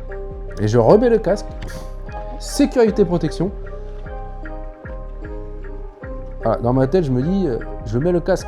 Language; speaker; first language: French; native; French